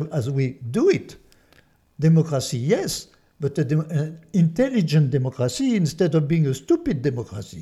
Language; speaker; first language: English; non-native, fluent; French